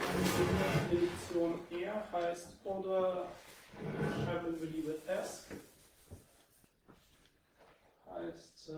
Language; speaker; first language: German; non-native, fluent; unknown